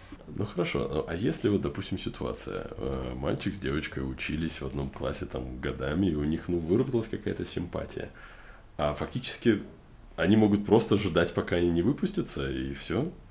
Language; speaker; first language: Russian; native; Russian